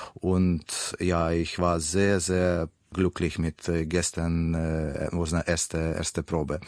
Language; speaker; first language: German; non-native, learner; Russian